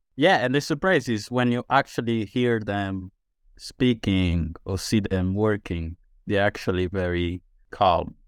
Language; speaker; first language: English; non-native, fluent; Italian